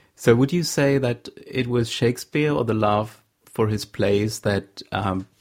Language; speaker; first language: English; non-native, fluent; German